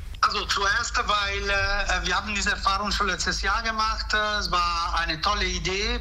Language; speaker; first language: German; non-native, fluent; Italian